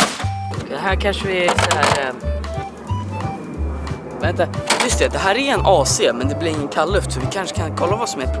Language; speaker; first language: Swedish; native; Swedish